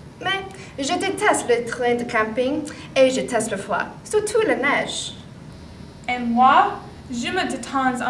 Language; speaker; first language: French; non-native, learner; English